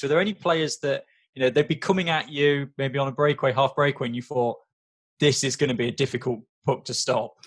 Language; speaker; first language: English; native; English